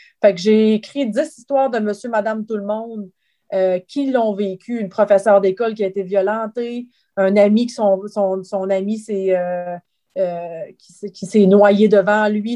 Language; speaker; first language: French; native; French